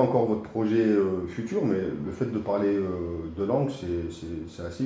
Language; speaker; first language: French; native; French